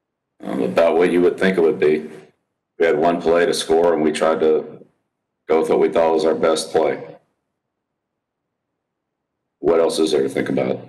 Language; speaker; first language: English; native; English